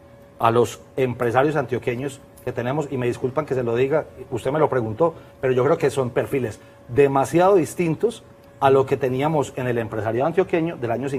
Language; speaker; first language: Spanish; native; Spanish